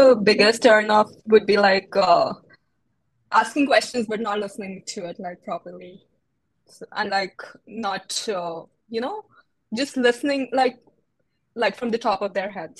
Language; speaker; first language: English; non-native, local second language; Hindi